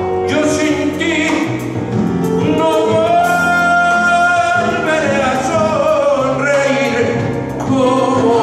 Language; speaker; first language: Spanish; native; Spanish